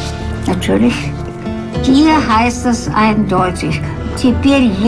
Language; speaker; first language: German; non-native, fluent; Russian